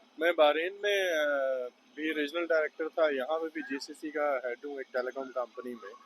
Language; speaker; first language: Urdu; non-native, local second language; Punjabi